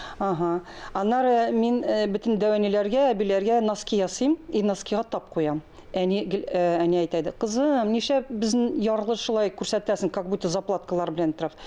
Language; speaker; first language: Tatar; non-native, local second language; Russian